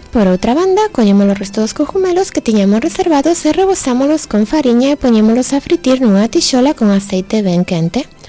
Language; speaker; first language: Galician; native; Galician